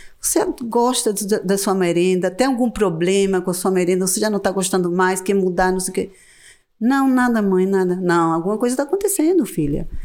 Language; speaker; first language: Portuguese; non-native, fluent; Spanish